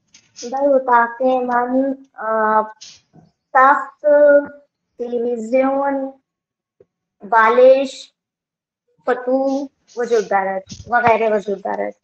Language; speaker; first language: Persian; non-native, learner; Urdu